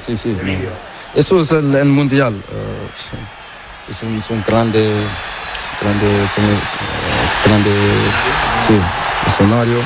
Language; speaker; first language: Spanish; non-native, learner; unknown